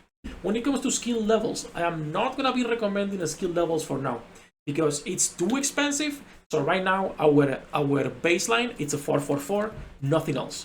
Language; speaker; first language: English; non-native, fluent; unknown